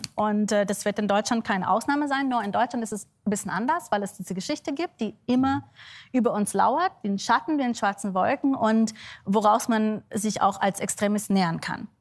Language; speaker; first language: German; non-native, fluent; Yiddish